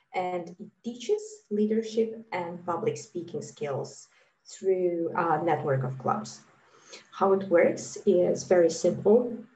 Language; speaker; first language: English; non-native, fluent; Latvian